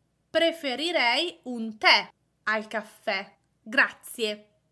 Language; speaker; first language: Italian; native; Italian